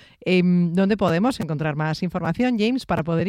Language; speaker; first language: Spanish; native; Spanish